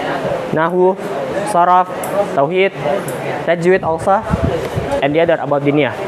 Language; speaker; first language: English; non-native, learner; Indonesian